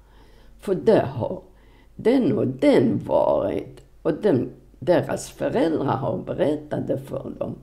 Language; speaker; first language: Swedish; non-native, fluent; Polish